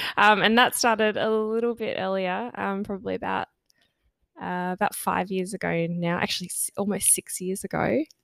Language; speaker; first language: English; native; English